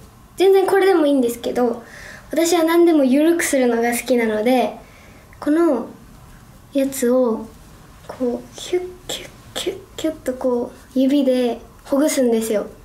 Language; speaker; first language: Japanese; native; Japanese